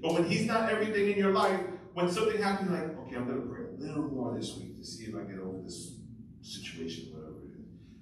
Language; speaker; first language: English; early bilingual, other home language; Spanish